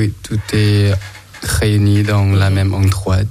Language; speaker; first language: French; non-native, learner; Thai